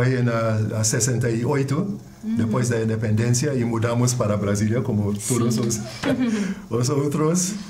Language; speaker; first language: Portuguese; non-native, fluent; English